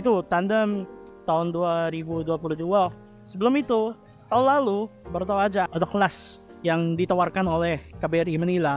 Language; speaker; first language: Indonesian; non-native, fluent; Filipino